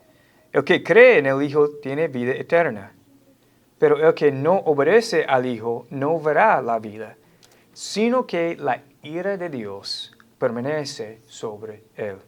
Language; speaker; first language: Spanish; non-native, fluent; English